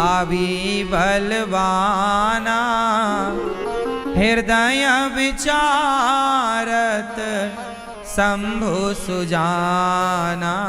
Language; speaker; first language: Hindi; native; Hindi